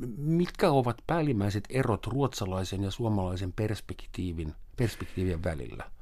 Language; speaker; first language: Finnish; non-native, fluent; German